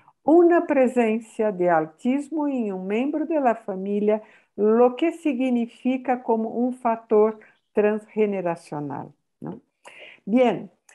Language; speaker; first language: Spanish; non-native, fluent; Portuguese